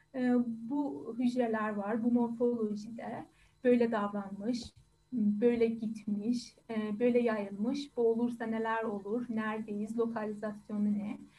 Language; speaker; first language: Turkish; non-native, fluent; Persian